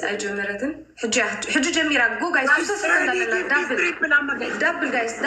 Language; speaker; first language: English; non-native, learner; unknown